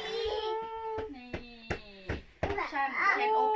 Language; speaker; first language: Japanese; non-native, learner; Thai